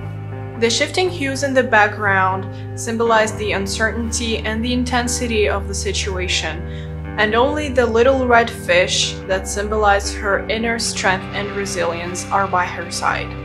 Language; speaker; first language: English; non-native, fluent; Russian